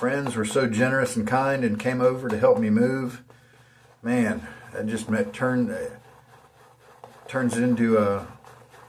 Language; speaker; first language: English; native; English